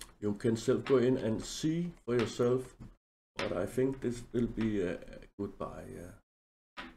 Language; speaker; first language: English; non-native, learner; Danish